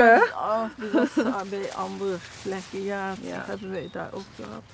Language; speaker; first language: Dutch; non-native, learner; Turkish